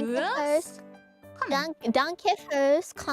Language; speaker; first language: German; non-native, learner; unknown